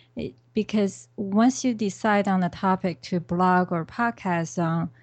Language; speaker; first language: English; non-native, fluent; Chinese